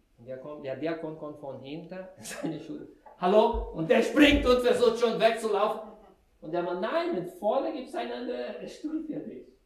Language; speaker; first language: German; non-native, fluent; Portuguese